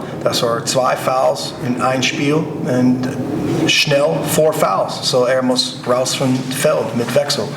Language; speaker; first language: German; non-native, learner; English